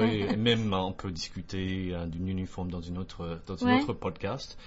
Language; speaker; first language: French; non-native, fluent; English